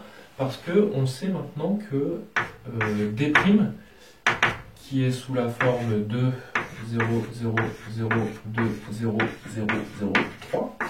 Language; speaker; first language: French; native; French